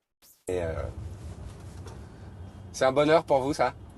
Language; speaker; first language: French; native; French